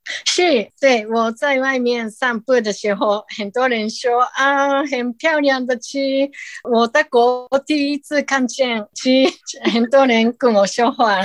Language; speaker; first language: Chinese; non-native, fluent; Japanese